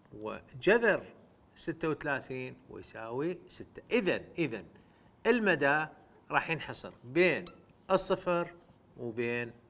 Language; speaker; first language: Arabic; non-native, local second language; Central Kurdish